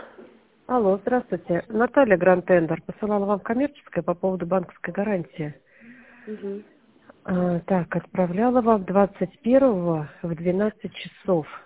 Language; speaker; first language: Russian; native; Russian